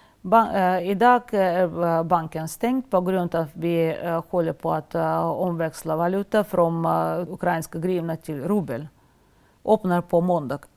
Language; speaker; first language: Swedish; non-native, fluent; Russian